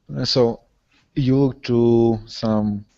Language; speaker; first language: English; non-native, learner; Russian